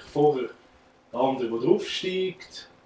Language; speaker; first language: German; native; German